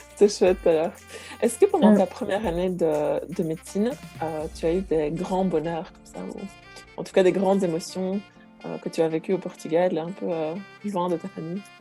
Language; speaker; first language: French; native; French